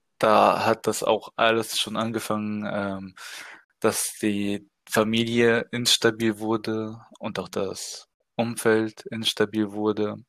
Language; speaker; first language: German; early bilingual, other home language; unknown